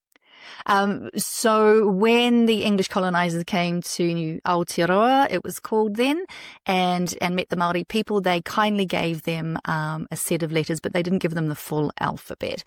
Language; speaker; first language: English; native; English